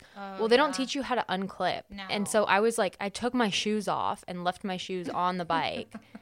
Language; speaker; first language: English; native; English